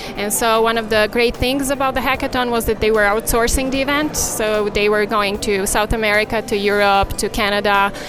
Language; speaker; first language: English; non-native, fluent; Serbian